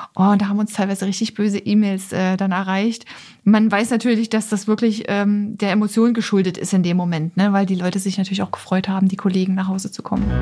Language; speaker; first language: German; native; German